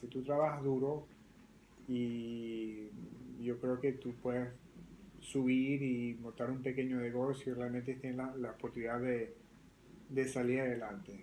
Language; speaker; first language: Spanish; early bilingual, other home language; French